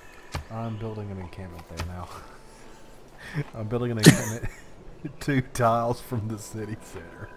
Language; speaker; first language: English; native; English